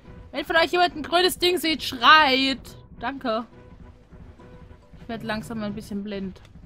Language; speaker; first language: German; native; German